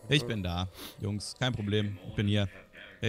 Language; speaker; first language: German; native; German